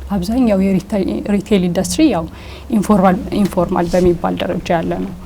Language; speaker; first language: Amharic; native; Amharic